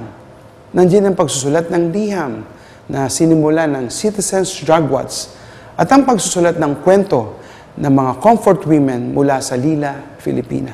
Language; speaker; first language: Filipino; native; Filipino